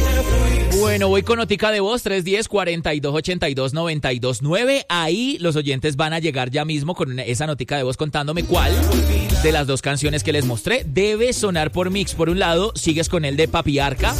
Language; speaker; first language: Spanish; native; Spanish